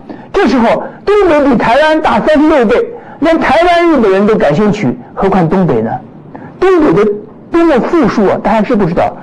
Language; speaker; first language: Chinese; native; Chinese